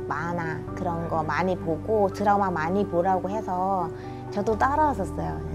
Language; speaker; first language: Korean; non-native, fluent; Vietnamese